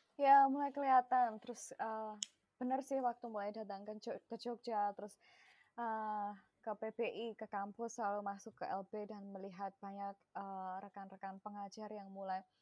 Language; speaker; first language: Indonesian; non-native, local second language; Javanese